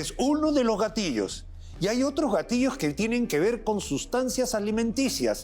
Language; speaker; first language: Spanish; native; Spanish